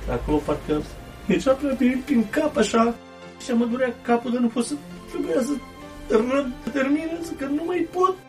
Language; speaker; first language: Romanian; early bilingual, heritage; Romanian